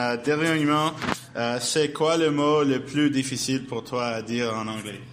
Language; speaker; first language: French; non-native, learner; English